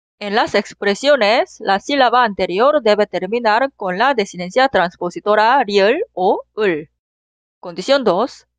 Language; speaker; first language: Spanish; non-native, fluent; Korean